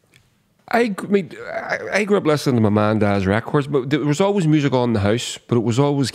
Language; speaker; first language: English; native; English